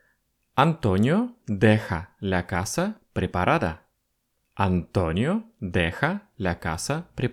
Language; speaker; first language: Spanish; non-native, fluent; Russian